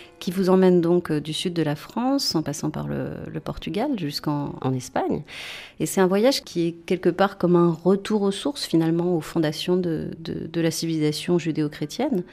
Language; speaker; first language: French; native; French